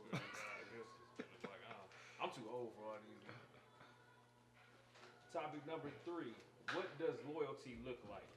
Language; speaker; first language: English; native; English